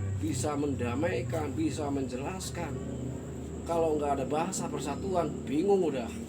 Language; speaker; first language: Indonesian; non-native, local second language; Sundanese